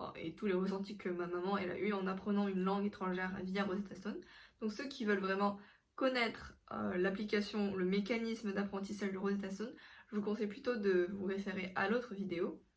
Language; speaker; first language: French; non-native, fluent; Korean